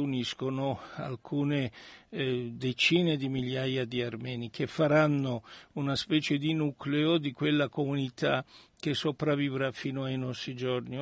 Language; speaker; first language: Italian; early bilingual, other home language; Armenian